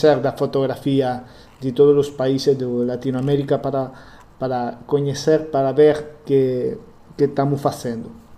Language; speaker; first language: Portuguese; non-native, learner; Spanish